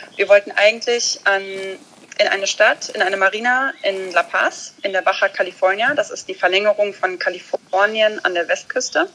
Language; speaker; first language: German; early bilingual, other home language; Russian